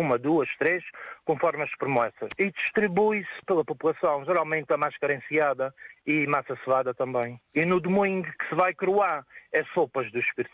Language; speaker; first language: Portuguese; native; Portuguese